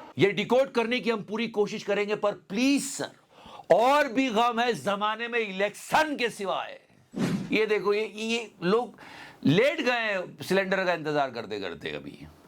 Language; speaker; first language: Hindi; native; Hindi